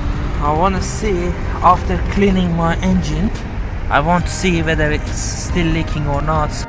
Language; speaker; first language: English; non-native, fluent; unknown